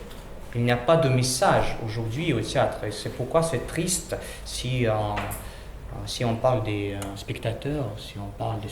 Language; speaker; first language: French; non-native, learner; Russian